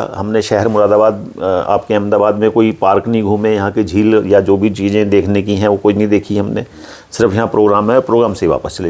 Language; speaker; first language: Hindi; native; Hindi